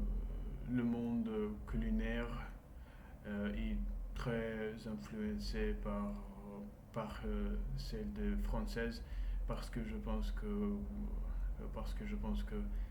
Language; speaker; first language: French; non-native, learner; Russian